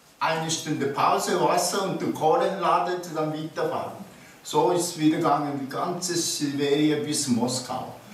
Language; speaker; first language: German; non-native, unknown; Japanese